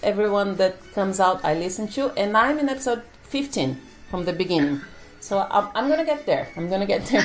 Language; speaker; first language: English; non-native, fluent; Portuguese